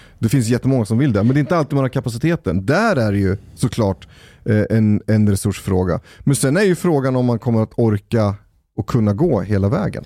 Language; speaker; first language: Swedish; native; Swedish